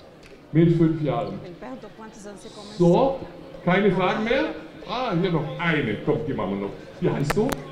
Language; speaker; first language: German; native; German